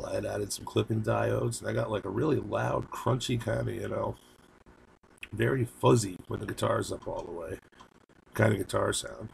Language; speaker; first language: English; native; English